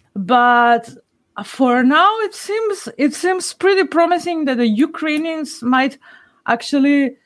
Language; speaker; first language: English; non-native, fluent; Macedonian